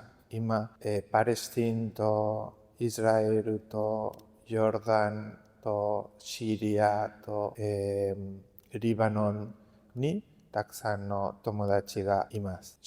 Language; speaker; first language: Japanese; non-native, learner; Spanish